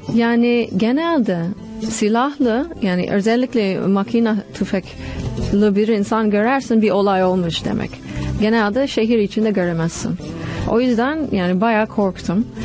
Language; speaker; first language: Turkish; non-native, fluent; English